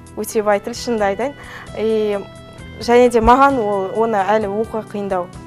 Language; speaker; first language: Kazakh; non-native, local second language; Russian